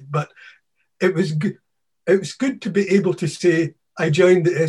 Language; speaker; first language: English; native; English